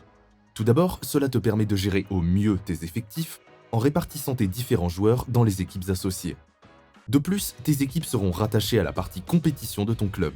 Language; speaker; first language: French; native; French